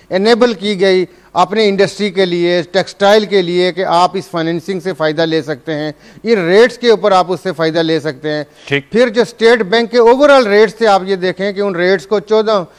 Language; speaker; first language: Urdu; non-native, local second language; Punjabi